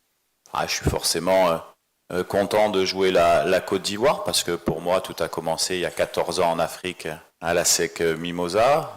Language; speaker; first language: French; native; French